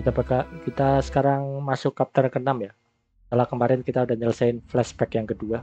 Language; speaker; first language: Indonesian; native; Indonesian